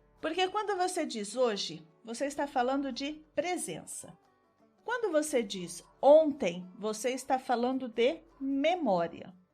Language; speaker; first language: Portuguese; native; Portuguese